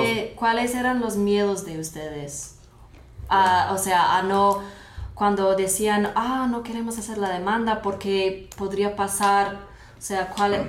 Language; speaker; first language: Spanish; non-native, fluent; English